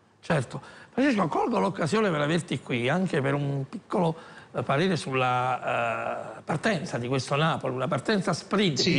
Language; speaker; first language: Italian; native; Italian